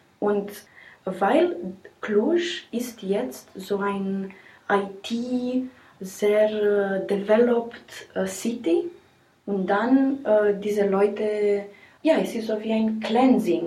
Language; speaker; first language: German; non-native, learner; Romanian